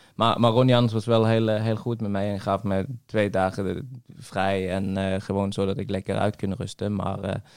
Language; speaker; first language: Dutch; non-native, fluent; Norwegian